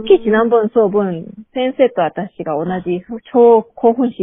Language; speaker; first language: Japanese; non-native, learner; Korean